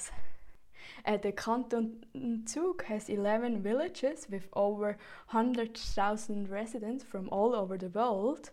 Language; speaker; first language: English; non-native, fluent; Swiss German